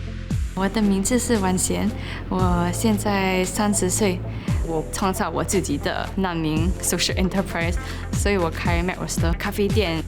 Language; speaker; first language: Chinese; non-native, local second language; English